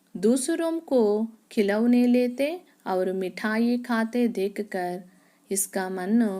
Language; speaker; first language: Hindi; non-native, local second language; Telugu